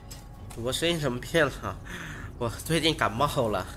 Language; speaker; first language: Chinese; native; Chinese